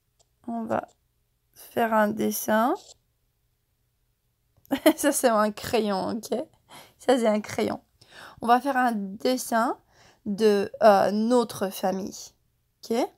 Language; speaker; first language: French; non-native, fluent; English